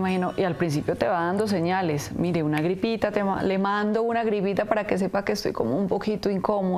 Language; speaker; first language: Spanish; native; Spanish